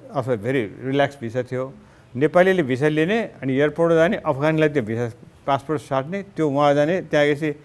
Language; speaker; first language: Nepali; native; Nepali